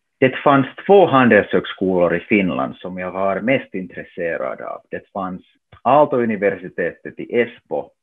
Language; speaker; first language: Swedish; non-native, local second language; Finnish